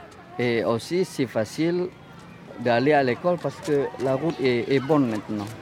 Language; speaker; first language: French; non-native, fluent; Indonesian